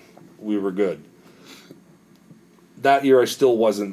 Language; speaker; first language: English; native; English